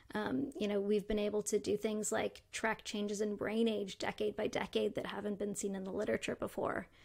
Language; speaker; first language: English; native; English